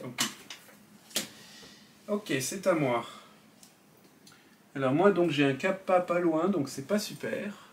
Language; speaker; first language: French; native; French